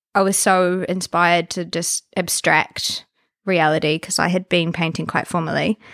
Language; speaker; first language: English; native; English